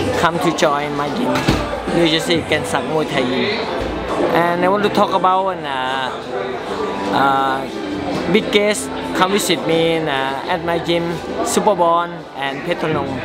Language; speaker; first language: English; non-native, learner; Thai